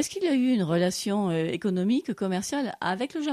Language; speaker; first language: French; native; French